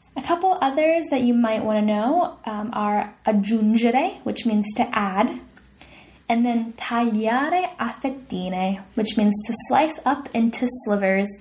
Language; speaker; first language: English; native; English